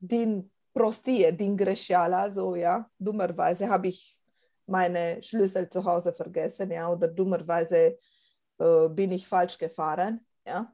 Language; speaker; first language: German; non-native, fluent; Romanian